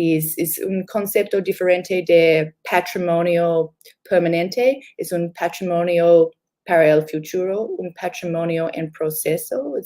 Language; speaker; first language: Spanish; non-native, learner; English